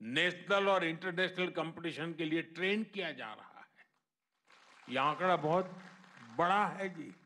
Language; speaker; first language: Hindi; non-native, local second language; Gujarati